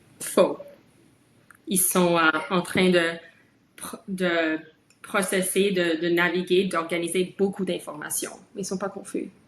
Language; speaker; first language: French; early bilingual, other home language; Italian